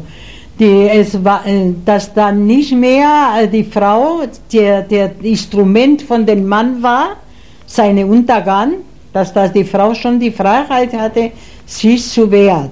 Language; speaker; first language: German; non-native, learner; Spanish